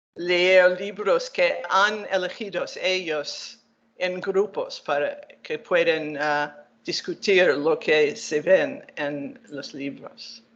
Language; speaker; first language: Spanish; non-native, learner; English